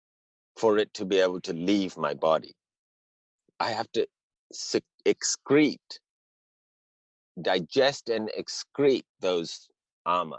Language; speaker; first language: English; early bilingual, heritage; English